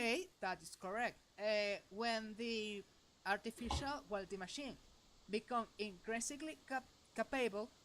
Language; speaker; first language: English; non-native, learner; Spanish